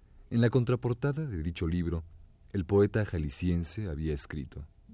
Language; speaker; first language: Spanish; native; Spanish